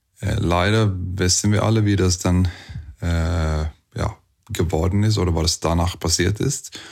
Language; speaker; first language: German; non-native, fluent; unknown